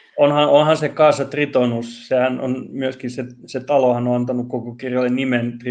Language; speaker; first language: Finnish; non-native, local second language; Swedish